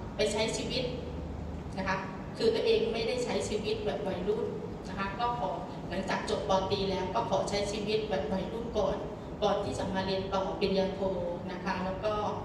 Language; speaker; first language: Thai; non-native, local second language; Northeastern Thai